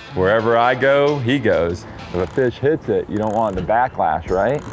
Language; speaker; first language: English; native; English